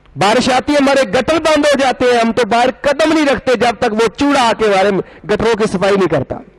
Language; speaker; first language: Urdu; non-native, local second language; Punjabi